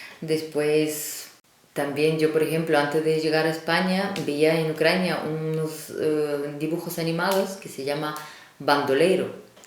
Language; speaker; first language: Spanish; non-native, fluent; Russian